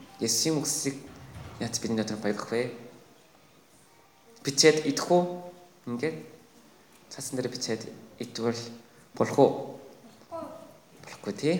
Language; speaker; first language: Mongolian; non-native, fluent; Korean